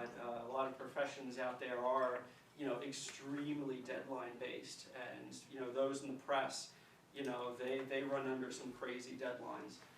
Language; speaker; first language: English; native; English